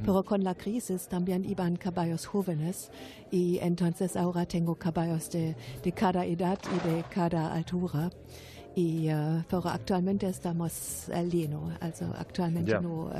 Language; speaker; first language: Spanish; non-native, fluent; German